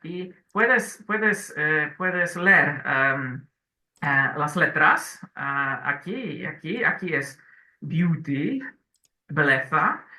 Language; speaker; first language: Spanish; non-native, learner; Polish